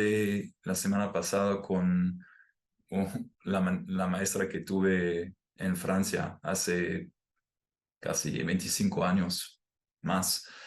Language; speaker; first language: Spanish; non-native, fluent; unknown